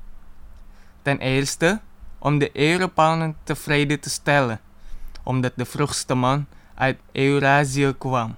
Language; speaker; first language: Dutch; non-native, fluent; Indonesian